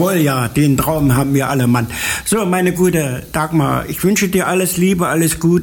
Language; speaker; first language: German; native; German